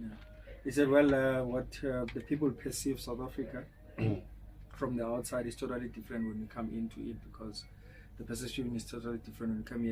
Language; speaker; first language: English; non-native, fluent; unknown